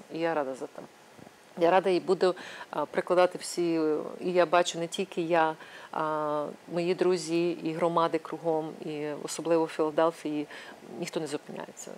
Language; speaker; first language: Ukrainian; native; Ukrainian